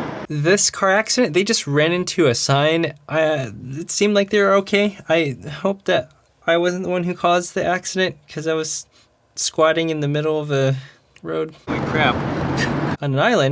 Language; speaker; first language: English; native; English